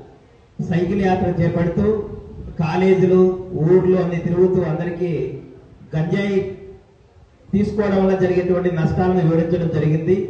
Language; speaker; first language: Telugu; native; Telugu